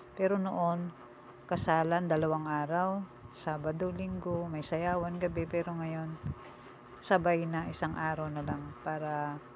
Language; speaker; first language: Filipino; non-native, local second language; Pangasinan